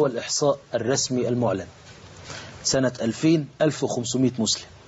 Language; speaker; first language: Arabic; native; Arabic